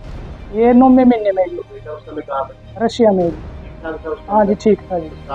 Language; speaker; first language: Hindi; native; Hindi